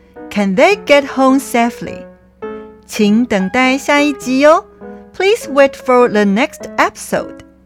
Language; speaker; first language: English; non-native, fluent; Chinese